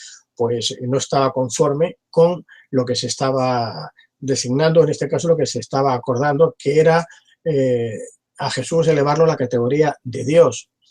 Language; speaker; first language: Spanish; native; Spanish